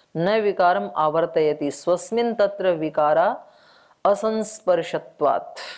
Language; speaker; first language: Hindi; native; Hindi